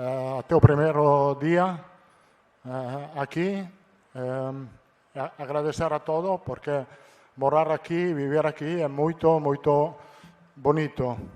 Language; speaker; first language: Portuguese; non-native, learner; Italian